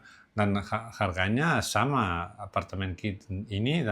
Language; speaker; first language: Indonesian; non-native, learner; Catalan